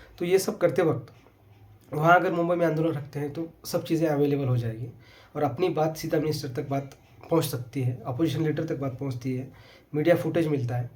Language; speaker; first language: Hindi; non-native, local second language; Urdu